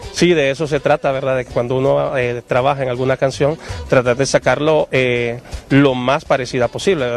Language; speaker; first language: Spanish; native; Spanish